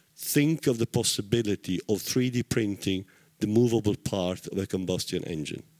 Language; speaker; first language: English; non-native, fluent; Italian